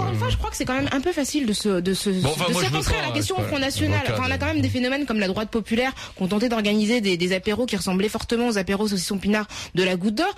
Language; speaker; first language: French; native; French